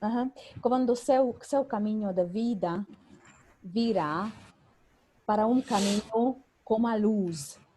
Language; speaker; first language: Portuguese; non-native, fluent; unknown